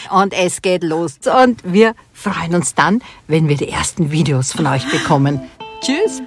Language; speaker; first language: German; native; German